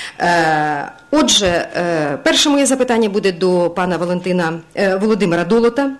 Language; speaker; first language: Ukrainian; native; Ukrainian